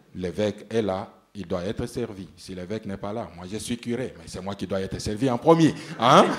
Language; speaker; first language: French; non-native, local second language; Luba-Lulua